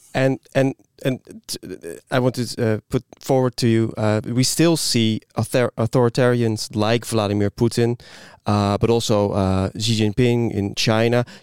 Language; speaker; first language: English; non-native, fluent; Dutch